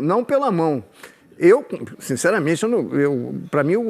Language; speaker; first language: Portuguese; native; Portuguese